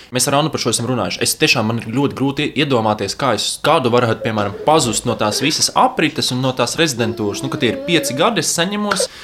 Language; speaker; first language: Latvian; non-native, local second language; Russian